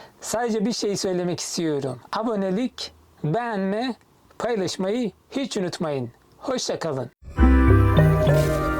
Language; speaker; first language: Turkish; non-native, fluent; Arabic